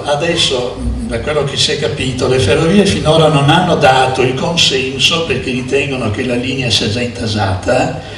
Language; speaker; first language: Italian; native; Italian